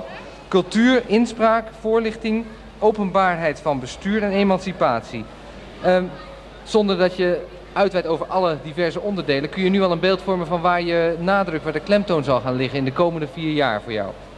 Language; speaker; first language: Dutch; native; Dutch